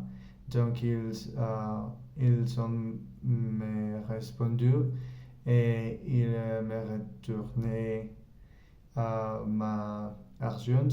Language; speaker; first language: French; non-native, learner; Spanish